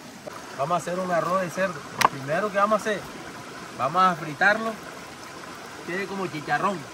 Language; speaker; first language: Spanish; native; Spanish